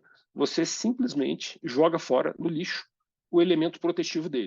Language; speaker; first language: Portuguese; native; Portuguese